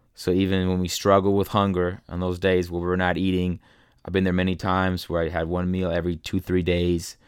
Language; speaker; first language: English; early bilingual, other home language; German